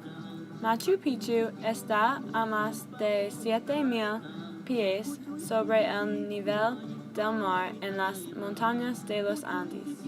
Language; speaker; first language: Spanish; non-native, learner; English